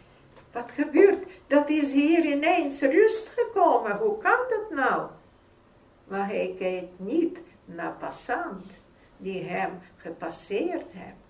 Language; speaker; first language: Dutch; non-native, fluent; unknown